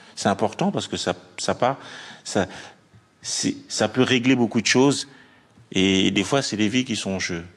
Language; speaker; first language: French; native; French